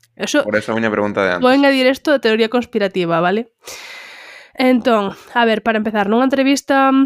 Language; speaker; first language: Galician; non-native, local second language; Spanish